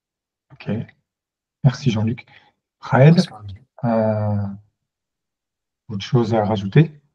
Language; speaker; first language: French; native; French